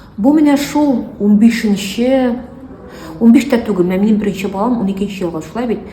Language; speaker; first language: Tatar; native; Tatar